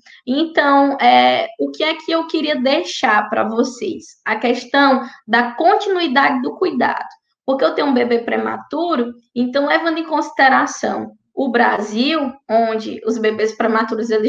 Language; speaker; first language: Portuguese; native; Portuguese